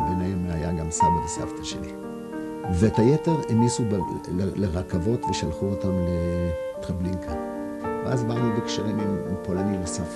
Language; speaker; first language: Hebrew; non-native, fluent; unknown